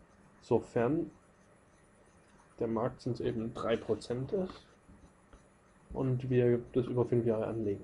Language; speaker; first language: German; native; German